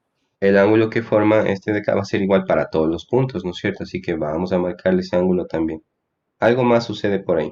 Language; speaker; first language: Spanish; native; Spanish